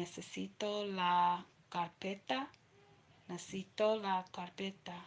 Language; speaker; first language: Spanish; non-native, learner; English